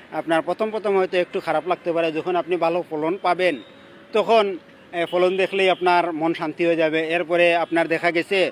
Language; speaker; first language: Bangla; native; Bangla